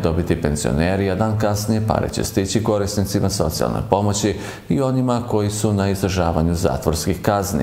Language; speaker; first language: Serbian; native; Serbian